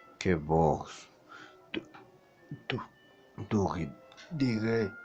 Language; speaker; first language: French; non-native, learner; Spanish